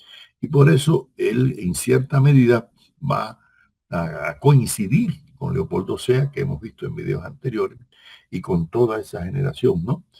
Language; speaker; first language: Spanish; native; Spanish